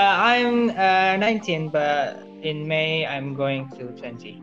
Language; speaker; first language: English; non-native, learner; Indonesian